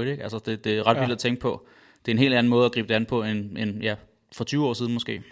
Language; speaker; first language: Danish; native; Danish